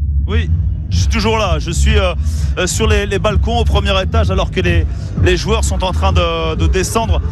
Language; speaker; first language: French; native; French